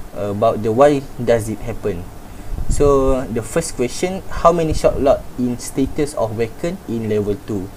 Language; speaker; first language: English; non-native, local second language; Malay